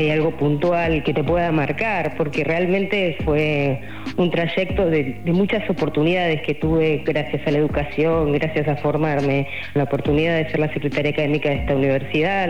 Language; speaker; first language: Spanish; native; Spanish